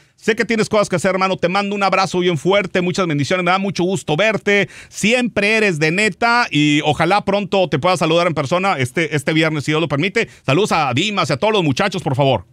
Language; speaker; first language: Spanish; native; Spanish